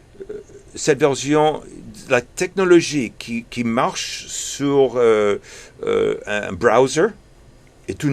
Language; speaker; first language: French; early bilingual, heritage; English